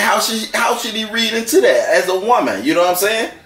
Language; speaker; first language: English; native; English